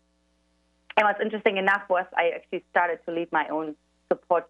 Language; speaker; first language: English; non-native, fluent; German